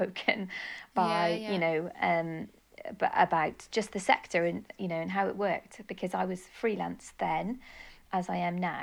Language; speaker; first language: English; native; English